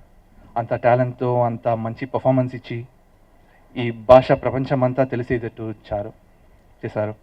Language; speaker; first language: Telugu; non-native, learner; Tamil